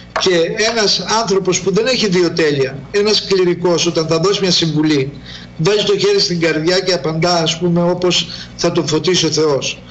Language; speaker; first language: Greek; native; Greek